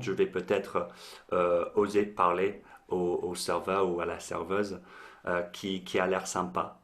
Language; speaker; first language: French; non-native, fluent; English